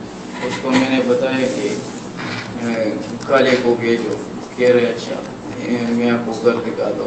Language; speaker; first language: Hindi; non-native, local second language; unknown